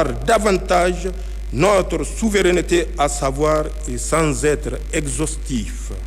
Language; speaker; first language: French; non-native, local second language; Hausa